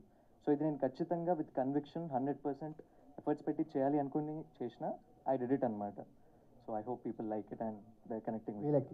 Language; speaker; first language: Telugu; native; Telugu